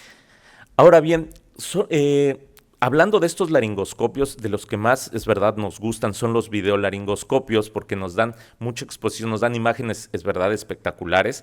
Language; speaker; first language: Spanish; native; Spanish